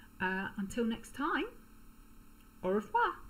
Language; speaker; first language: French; non-native, fluent; English